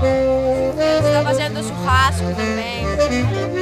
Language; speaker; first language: Portuguese; non-native, learner; Greek